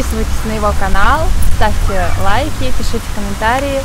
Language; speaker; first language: Russian; native; Russian